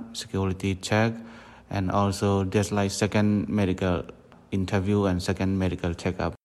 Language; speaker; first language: English; non-native, fluent; Burmese